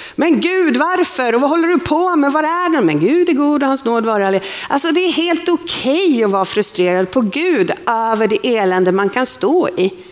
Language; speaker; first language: Swedish; native; Swedish